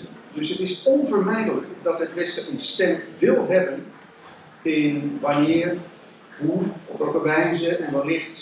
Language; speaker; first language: Dutch; native; Dutch